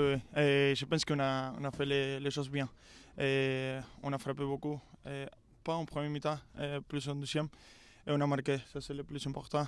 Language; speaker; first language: French; non-native, learner; Spanish